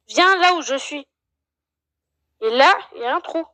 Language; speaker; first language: French; native; French